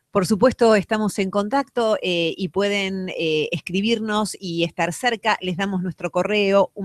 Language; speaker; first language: Spanish; native; Spanish